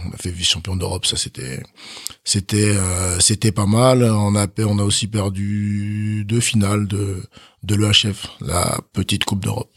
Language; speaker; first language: French; early bilingual, other home language; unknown